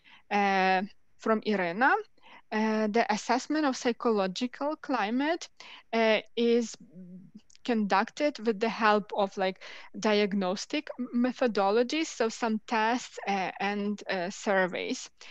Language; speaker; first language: English; non-native, fluent; Ukrainian